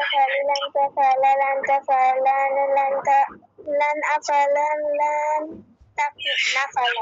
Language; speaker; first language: Arabic; non-native, learner; Bangla